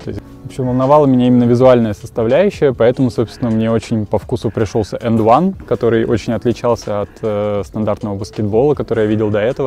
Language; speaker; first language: Russian; native; Russian